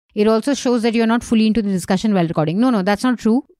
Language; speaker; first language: English; non-native, local second language; Hindi